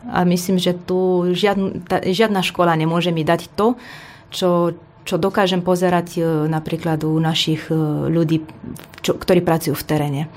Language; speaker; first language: Slovak; non-native, fluent; Romanian